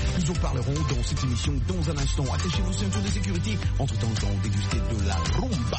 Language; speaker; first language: French; non-native, local second language; Lingala